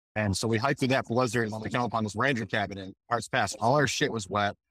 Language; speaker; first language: English; native; English